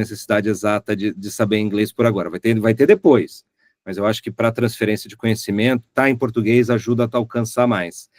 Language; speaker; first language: Portuguese; native; Portuguese